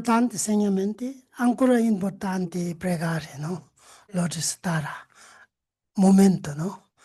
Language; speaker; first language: Italian; non-native, learner; Tibetan